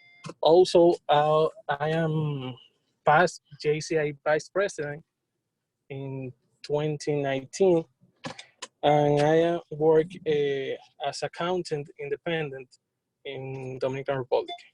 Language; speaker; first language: English; non-native, learner; Spanish